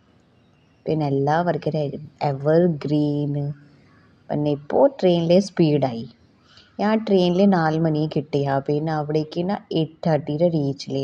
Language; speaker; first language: Malayalam; non-native, learner; Hindi